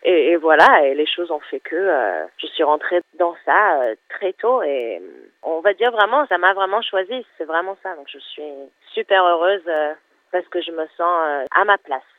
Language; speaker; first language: French; non-native, fluent; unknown